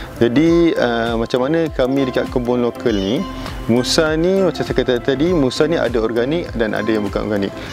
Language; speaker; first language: Malay; native; Malay